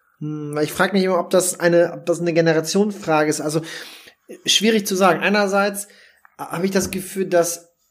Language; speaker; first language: German; native; German